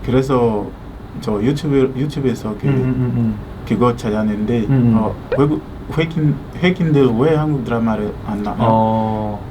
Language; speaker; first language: Korean; non-native, learner; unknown